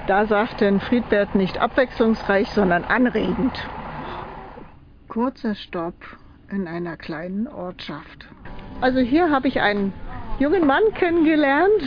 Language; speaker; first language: German; native; German